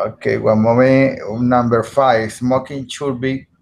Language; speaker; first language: English; non-native, learner; Spanish